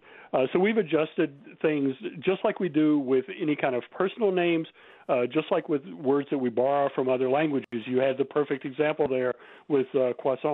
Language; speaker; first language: English; native; English